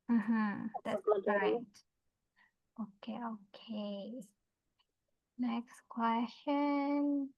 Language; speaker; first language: English; non-native, fluent; Indonesian